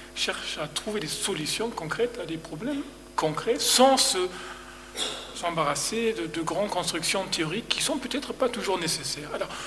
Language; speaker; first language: French; non-native, fluent; German